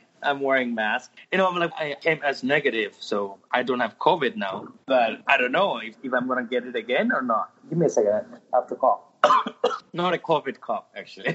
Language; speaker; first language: English; non-native, local second language; Bangla